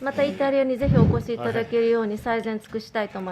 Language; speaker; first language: Japanese; native; Japanese